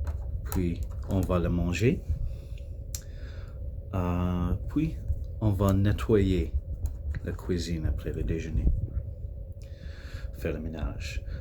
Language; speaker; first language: French; non-native, local second language; English